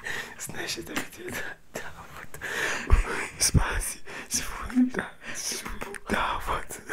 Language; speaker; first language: Russian; non-native, learner; French